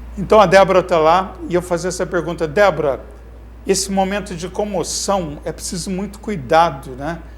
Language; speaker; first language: Portuguese; native; Portuguese